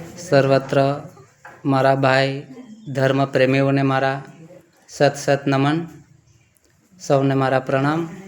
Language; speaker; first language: Gujarati; non-native, local second language; Gamit